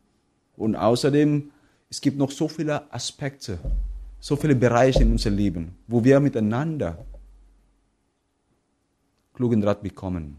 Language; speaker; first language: German; non-native, fluent; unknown